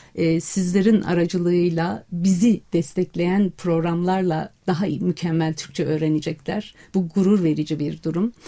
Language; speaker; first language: Turkish; native; Turkish